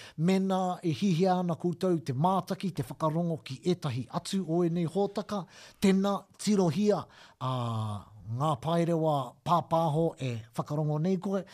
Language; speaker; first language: Māori; non-native, local second language; English